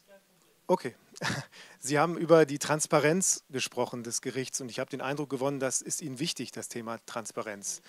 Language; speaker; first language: German; native; German